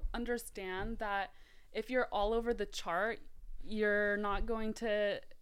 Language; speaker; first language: English; native; English